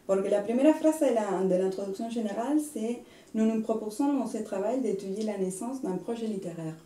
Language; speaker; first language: French; non-native, fluent; Spanish